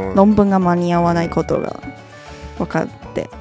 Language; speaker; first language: Japanese; non-native, fluent; Chinese